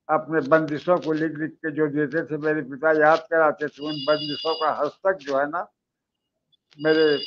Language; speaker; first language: Hindi; native; Hindi